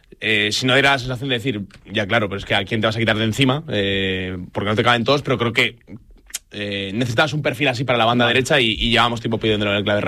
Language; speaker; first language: Spanish; native; Spanish